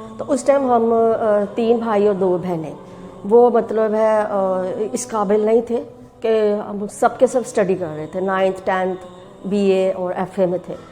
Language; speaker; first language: Urdu; native; Urdu